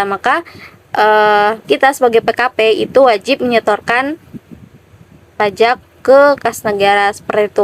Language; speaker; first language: Indonesian; native; Indonesian